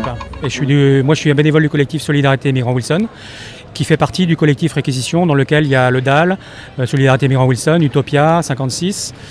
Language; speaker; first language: French; native; French